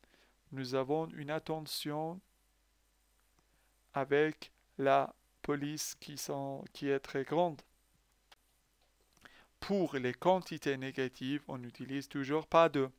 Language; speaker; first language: French; non-native, fluent; Persian